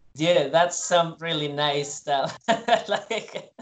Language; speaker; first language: English; non-native, fluent; Spanish